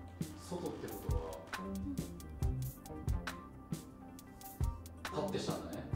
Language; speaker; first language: Japanese; native; Japanese